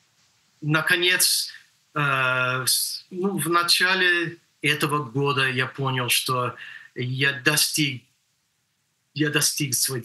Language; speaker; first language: Russian; non-native, fluent; English